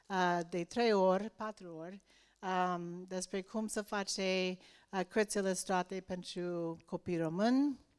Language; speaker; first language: Romanian; non-native, learner; English